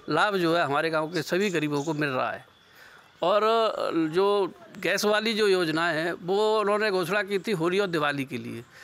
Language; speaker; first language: Hindi; native; Hindi